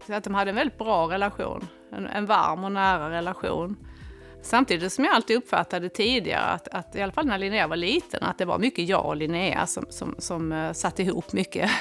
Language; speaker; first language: Swedish; native; Swedish